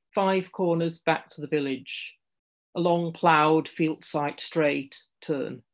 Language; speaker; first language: English; native; English